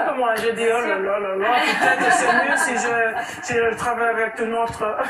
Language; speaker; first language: French; non-native, learner; English